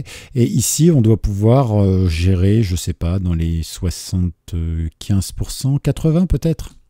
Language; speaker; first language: French; native; French